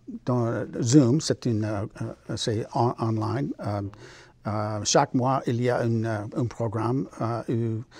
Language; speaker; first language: French; non-native, learner; English